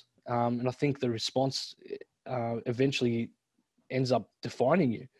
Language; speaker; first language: English; native; English